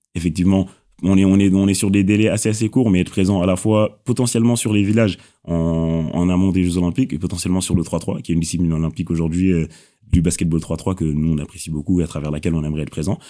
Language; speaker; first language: French; non-native, local second language; Wolof